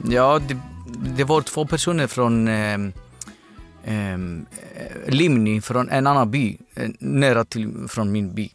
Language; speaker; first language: Swedish; non-native, fluent; Greek